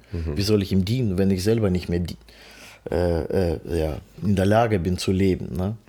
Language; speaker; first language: German; non-native, fluent; Russian